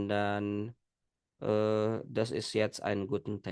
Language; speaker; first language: German; non-native, fluent; Indonesian